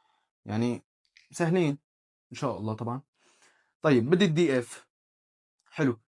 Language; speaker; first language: Arabic; native; Arabic